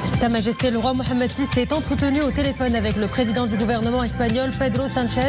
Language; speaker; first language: French; non-native, local second language; Arabic